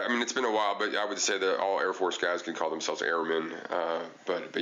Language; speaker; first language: English; native; English